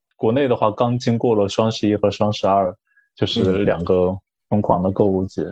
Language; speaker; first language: Chinese; native; Chinese